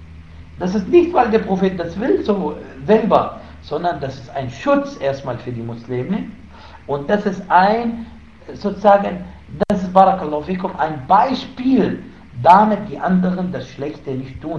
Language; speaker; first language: German; non-native, fluent; Arabic